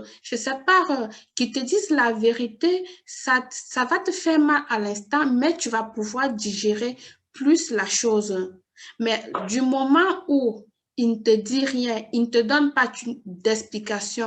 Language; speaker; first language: French; native; French